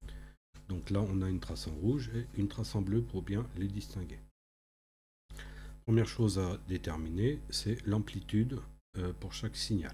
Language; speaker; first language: French; native; French